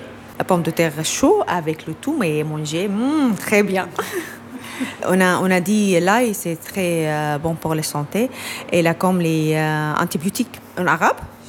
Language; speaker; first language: French; non-native, learner; Arabic